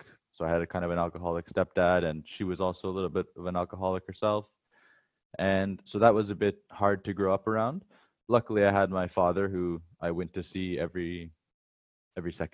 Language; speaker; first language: English; native; English